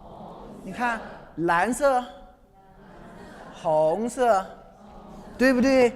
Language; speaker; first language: Chinese; non-native, fluent; English